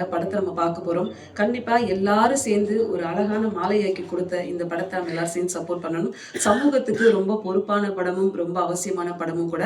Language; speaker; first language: Tamil; native; Tamil